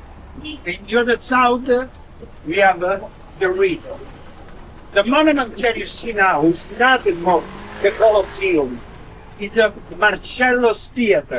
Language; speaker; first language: English; non-native, learner; Italian